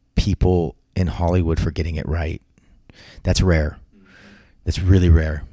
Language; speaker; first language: English; native; English